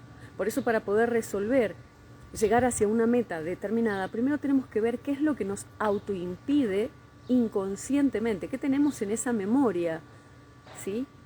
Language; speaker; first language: Spanish; native; Spanish